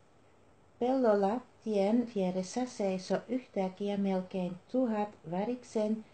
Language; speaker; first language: Finnish; non-native, learner; Dutch